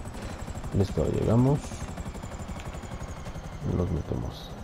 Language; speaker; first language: Spanish; native; Spanish